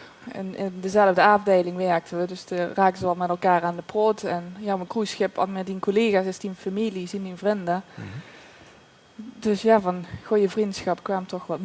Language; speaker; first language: Dutch; native; Dutch